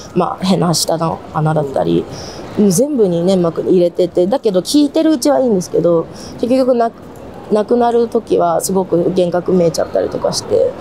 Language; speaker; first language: Japanese; native; Japanese